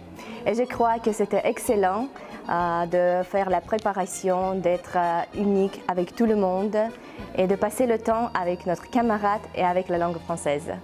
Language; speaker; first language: French; non-native, learner; Uzbek